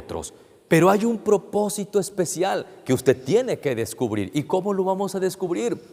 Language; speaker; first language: Spanish; native; Spanish